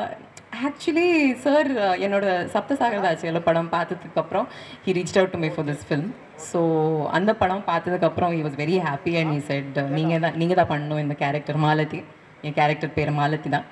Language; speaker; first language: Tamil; non-native, learner; Kannada